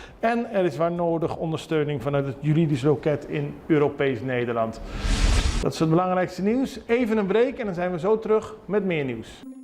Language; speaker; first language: Dutch; non-native, local second language; Papiamento